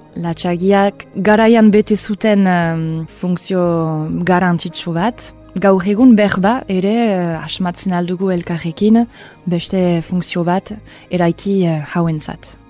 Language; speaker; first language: Basque; non-native, fluent; English